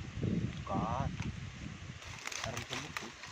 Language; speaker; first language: Malay; native; Malay